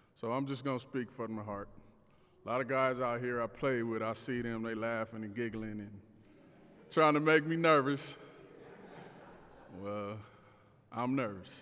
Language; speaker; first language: English; native; English